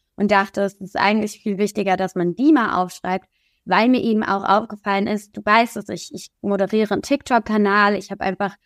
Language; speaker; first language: German; native; German